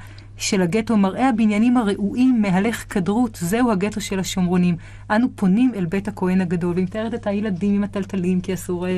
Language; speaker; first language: Hebrew; native; Hebrew